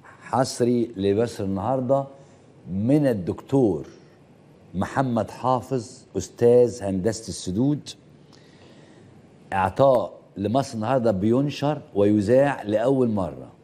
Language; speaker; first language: Arabic; native; Arabic